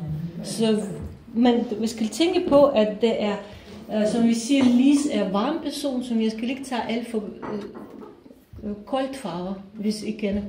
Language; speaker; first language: Danish; non-native, fluent; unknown